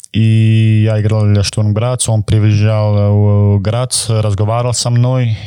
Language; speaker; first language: Russian; non-native, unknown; Croatian